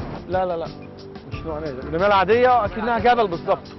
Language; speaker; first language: Arabic; native; Arabic